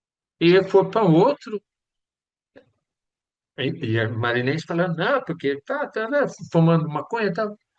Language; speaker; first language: Portuguese; non-native, fluent; Swedish